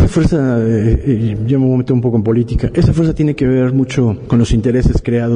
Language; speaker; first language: Spanish; native; Spanish